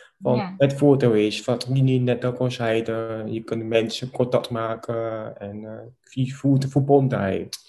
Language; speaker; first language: Dutch; non-native, local second language; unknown